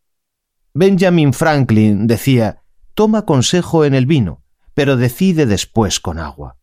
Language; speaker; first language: Spanish; native; Spanish